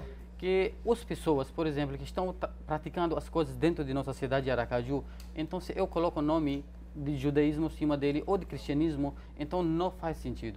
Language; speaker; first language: Portuguese; non-native, fluent; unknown